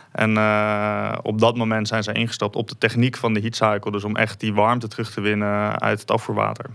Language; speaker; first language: Dutch; native; Dutch